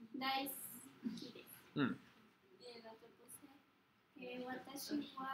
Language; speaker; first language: Japanese; non-native, learner; Spanish